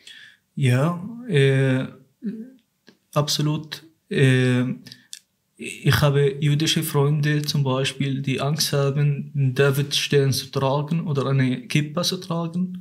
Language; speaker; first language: German; non-native, fluent; Arabic